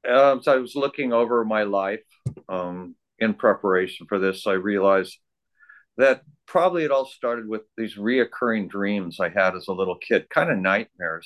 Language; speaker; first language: English; native; English